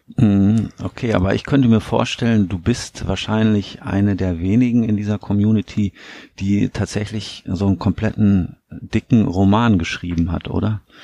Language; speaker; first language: German; native; German